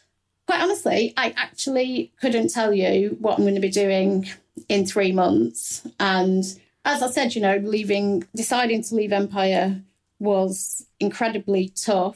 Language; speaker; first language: English; native; English